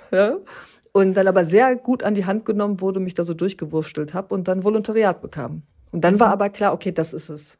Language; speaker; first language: German; early bilingual, other home language; Turkish